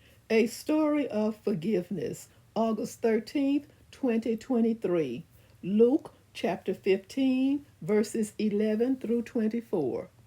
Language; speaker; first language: English; native; English